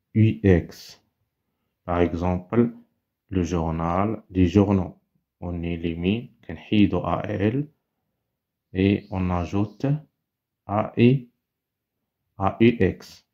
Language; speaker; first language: French; non-native, local second language; Arabic